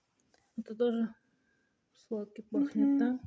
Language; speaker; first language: Russian; non-native, local second language; Armenian